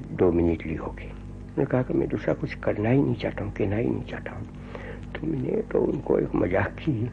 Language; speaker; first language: Hindi; non-native, local second language; Gujarati